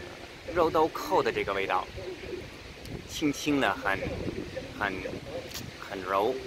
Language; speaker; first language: Chinese; non-native, fluent; English